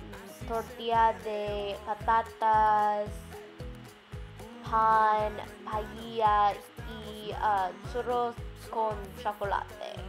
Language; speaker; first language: Spanish; non-native, learner; English